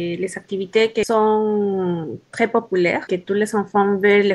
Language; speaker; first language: French; non-native, learner; Spanish